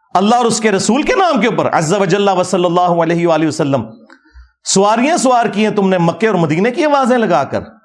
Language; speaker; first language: Urdu; non-native, local second language; Punjabi